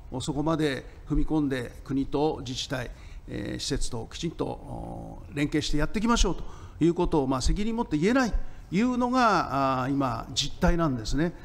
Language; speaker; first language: Japanese; native; Japanese